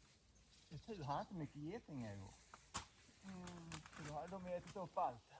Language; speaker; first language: Swedish; native; Swedish